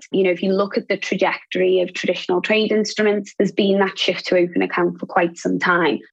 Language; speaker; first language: English; native; English